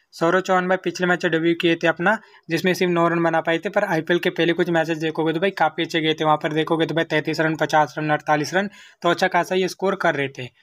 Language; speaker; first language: Hindi; native; Hindi